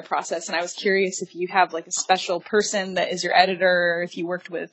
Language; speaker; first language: English; native; English